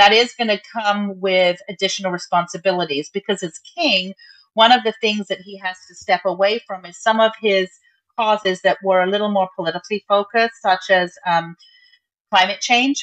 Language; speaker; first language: English; native; English